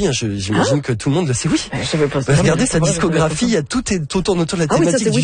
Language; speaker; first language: French; native; French